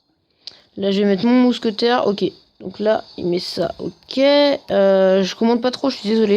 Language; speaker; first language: French; native; French